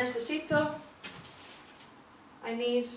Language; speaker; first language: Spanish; non-native, fluent; English